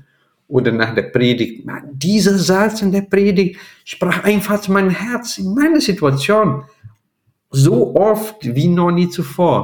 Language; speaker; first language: German; non-native, fluent; Portuguese